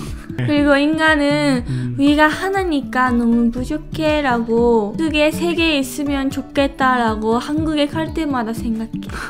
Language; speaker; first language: Korean; non-native, fluent; Japanese